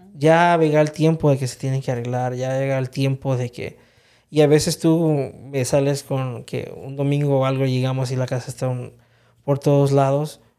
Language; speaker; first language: Spanish; early bilingual, heritage; Spanish